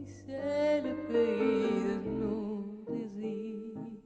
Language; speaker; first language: French; non-native, fluent; German